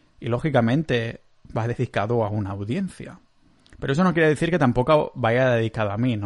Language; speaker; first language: Spanish; non-native, local second language; Catalan